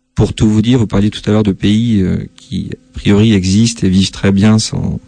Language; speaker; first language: French; native; French